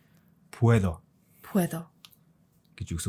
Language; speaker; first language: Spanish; non-native, fluent; Mongolian